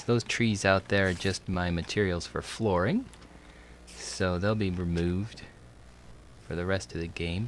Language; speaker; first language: English; native; English